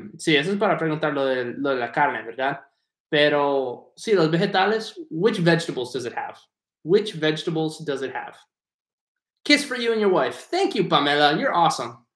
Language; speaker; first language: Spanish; non-native, fluent; English